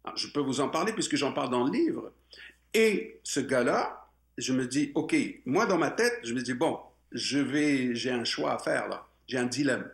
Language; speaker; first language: French; non-native, local second language; Arabic